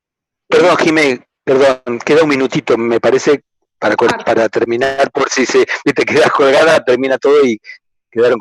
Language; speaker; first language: Spanish; native; Spanish